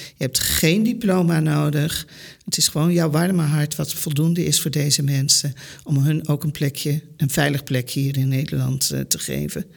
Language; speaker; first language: Dutch; native; Dutch